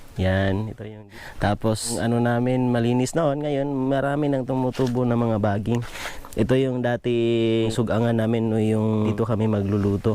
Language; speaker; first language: Filipino; non-native, local second language; Cebuano